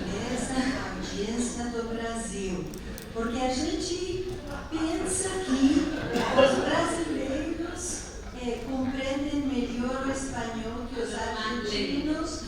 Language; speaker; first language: Portuguese; non-native, fluent; Spanish